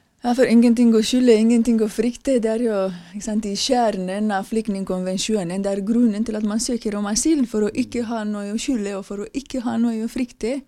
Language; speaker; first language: Norwegian; non-native, fluent; Romanian